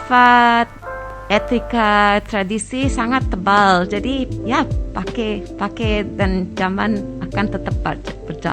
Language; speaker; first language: Indonesian; non-native, fluent; English